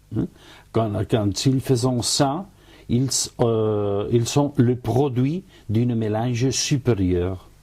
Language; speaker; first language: French; non-native, fluent; Spanish